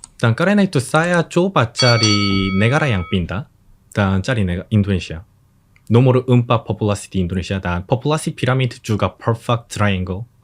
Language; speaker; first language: Indonesian; non-native, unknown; Korean